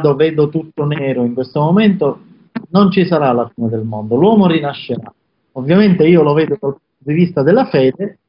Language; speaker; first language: Italian; native; Italian